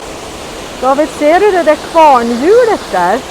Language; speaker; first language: Swedish; native; Swedish